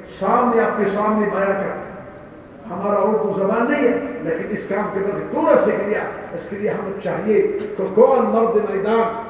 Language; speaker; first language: Urdu; non-native, learner; Arabic